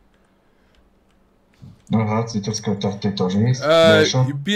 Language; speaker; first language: Russian; native; Russian